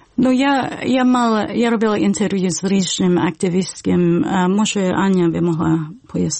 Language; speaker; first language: Ukrainian; early bilingual, heritage; Ukrainian